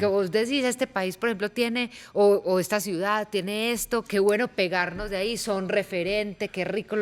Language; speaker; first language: Spanish; native; Spanish